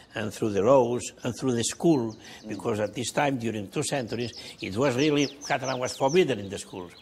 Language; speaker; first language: English; non-native, fluent; Catalan